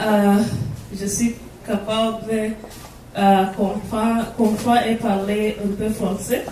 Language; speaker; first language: French; non-native, learner; English